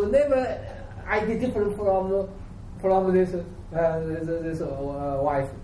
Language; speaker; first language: English; non-native, learner; Chinese